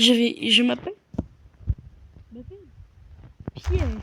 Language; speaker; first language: French; native; French